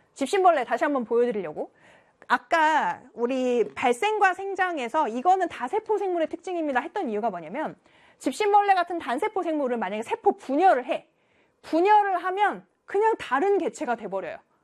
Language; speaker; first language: Korean; native; Korean